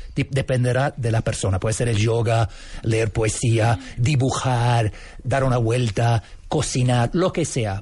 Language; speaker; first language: Spanish; non-native, fluent; English